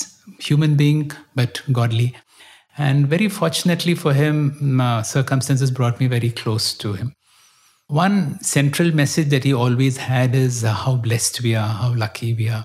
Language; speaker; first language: English; non-native, local second language; Kannada